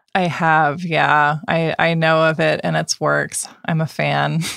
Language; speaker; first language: English; native; English